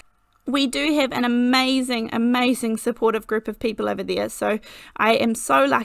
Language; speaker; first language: English; native; English